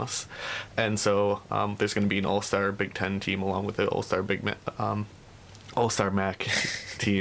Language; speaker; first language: English; native; English